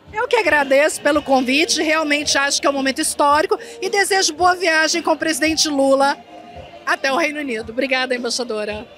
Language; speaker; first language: Portuguese; native; Portuguese